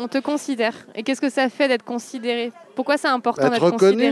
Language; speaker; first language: French; native; French